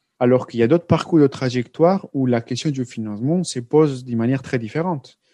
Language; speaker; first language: French; non-native, fluent; Spanish